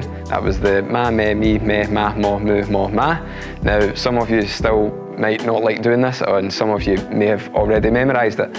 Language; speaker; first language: English; native; English